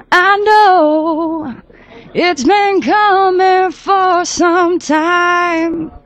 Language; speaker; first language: English; native; English